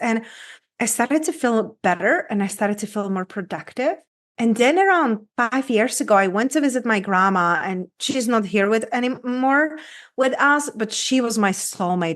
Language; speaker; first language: English; non-native, fluent; Czech